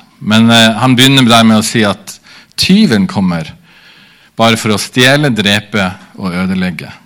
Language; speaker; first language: Norwegian; native; Norwegian